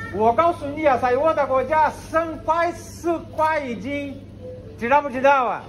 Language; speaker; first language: Chinese; non-native, learner; English